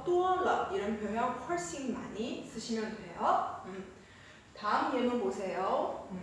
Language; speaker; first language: Korean; non-native, fluent; Chinese